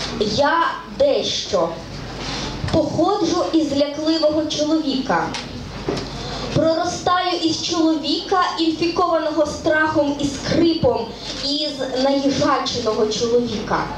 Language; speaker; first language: Ukrainian; native; Ukrainian